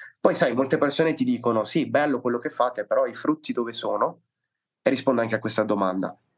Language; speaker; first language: Italian; native; Italian